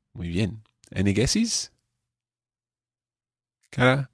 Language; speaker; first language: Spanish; non-native, fluent; English